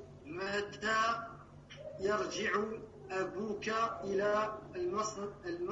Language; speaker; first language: Arabic; non-native, learner; French